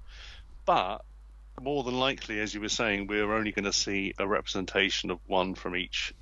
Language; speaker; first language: English; native; English